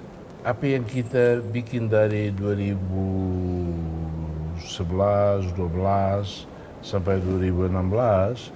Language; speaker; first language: Indonesian; non-native, fluent; Tetum